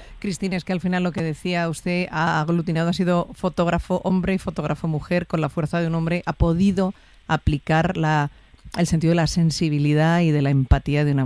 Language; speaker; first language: Spanish; native; Spanish